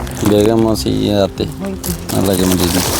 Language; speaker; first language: Filipino; non-native, learner; Punjabi